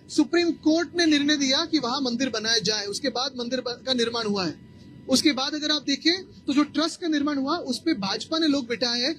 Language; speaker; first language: Hindi; non-native, local second language; Marathi